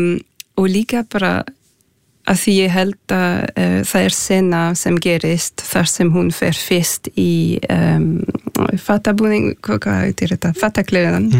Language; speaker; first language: Icelandic; non-native, fluent; French